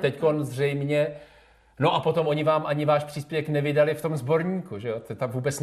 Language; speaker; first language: Czech; native; Czech